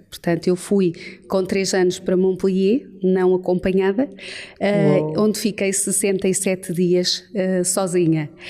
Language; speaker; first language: Portuguese; native; Portuguese